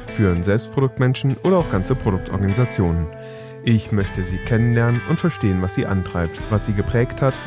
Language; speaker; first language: German; early bilingual, other home language; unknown